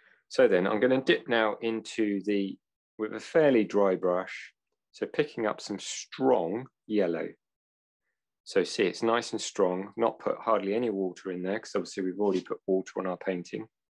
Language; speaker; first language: English; native; English